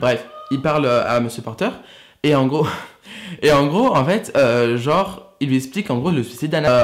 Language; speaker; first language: French; native; French